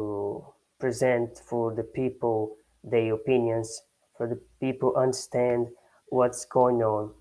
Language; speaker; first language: English; non-native, learner; Portuguese